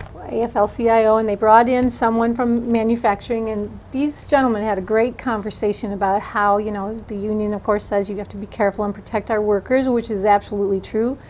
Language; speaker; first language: English; native; English